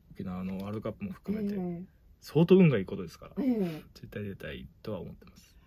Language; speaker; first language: Japanese; native; Japanese